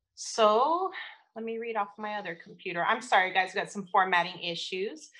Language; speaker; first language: English; native; English